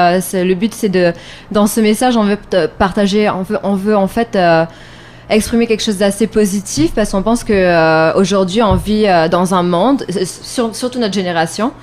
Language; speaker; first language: French; native; French